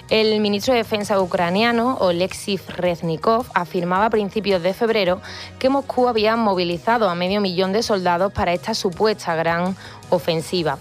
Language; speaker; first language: Spanish; native; Spanish